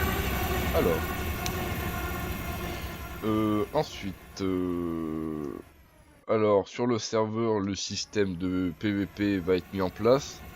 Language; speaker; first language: French; native; French